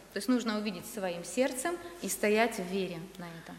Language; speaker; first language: Russian; native; Russian